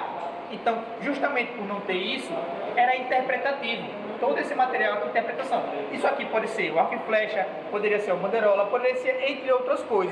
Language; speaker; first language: Portuguese; native; Portuguese